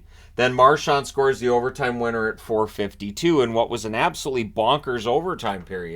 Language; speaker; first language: English; native; English